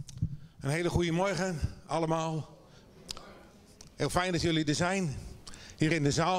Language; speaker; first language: Dutch; native; Dutch